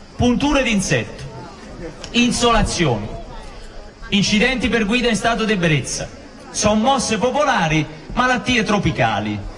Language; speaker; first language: Italian; native; Italian